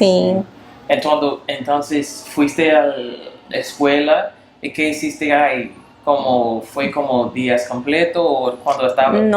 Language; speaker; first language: Spanish; non-native, learner; English